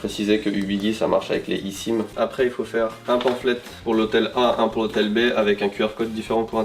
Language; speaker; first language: French; native; French